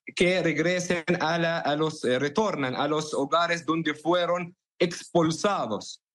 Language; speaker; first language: Spanish; non-native, fluent; Arabic